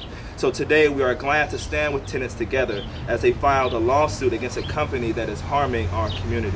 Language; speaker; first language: English; native; English